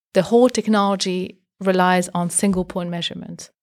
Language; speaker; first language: English; non-native, fluent; French